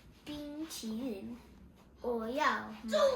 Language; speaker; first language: Chinese; non-native, learner; English